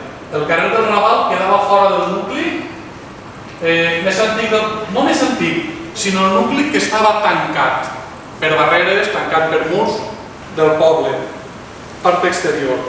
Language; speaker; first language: Catalan; native; Catalan